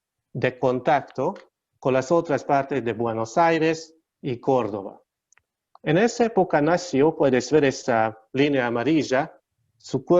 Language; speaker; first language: Spanish; non-native, learner; Hungarian